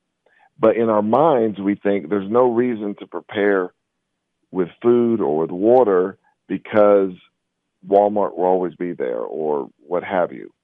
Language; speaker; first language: English; native; English